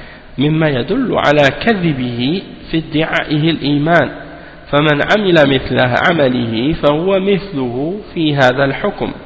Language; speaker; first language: Arabic; non-native, fluent; French